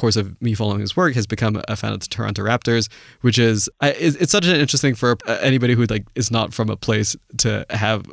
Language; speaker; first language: English; non-native, local second language; Chinese